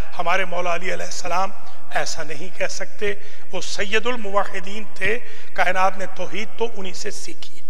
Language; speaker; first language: Urdu; native; Urdu